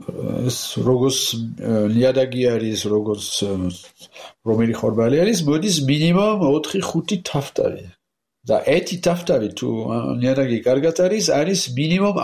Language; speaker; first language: Georgian; non-native, learner; French